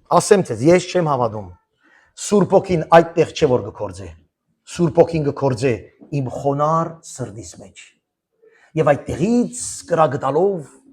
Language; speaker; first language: Armenian; early bilingual, heritage; Armenian